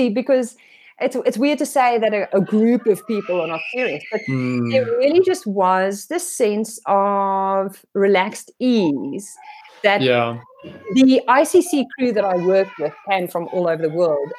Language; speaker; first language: English; non-native, local second language; Afrikaans